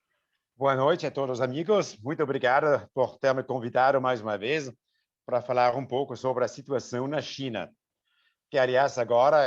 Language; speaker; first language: Portuguese; non-native, fluent; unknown